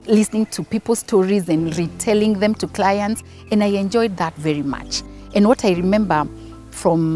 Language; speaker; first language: English; non-native, local second language; Kikuyu